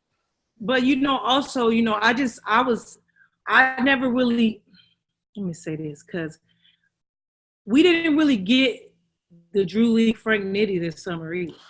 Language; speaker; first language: English; native; English